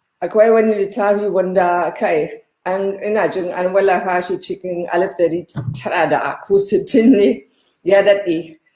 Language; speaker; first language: Hausa; non-native, fluent; German